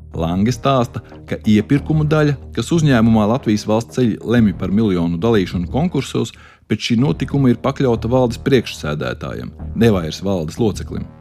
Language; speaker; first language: Latvian; native; Latvian